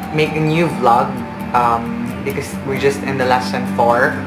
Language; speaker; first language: English; non-native, local second language; Filipino